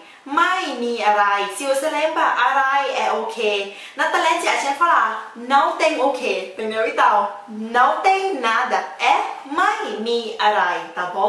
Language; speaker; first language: Portuguese; non-native, learner; Thai